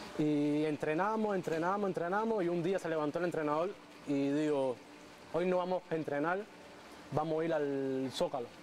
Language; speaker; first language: Spanish; native; Spanish